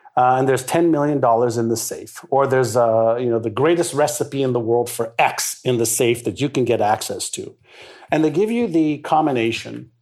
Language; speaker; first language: English; non-native, fluent; Hebrew